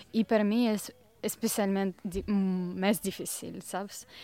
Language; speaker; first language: Catalan; non-native, learner; Russian